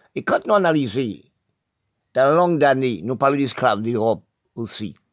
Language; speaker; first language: French; non-native, local second language; Haitian Creole